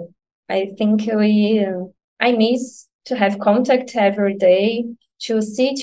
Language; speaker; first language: English; non-native, learner; Portuguese